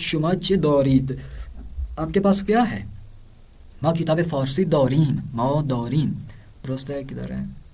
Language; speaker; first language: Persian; non-native, fluent; Urdu